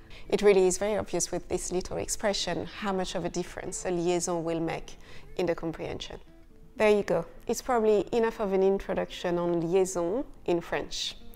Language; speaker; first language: English; non-native, fluent; French